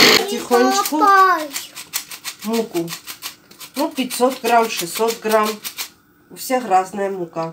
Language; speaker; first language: Russian; non-native, fluent; Armenian